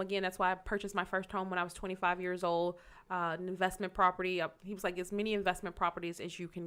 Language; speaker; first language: English; native; English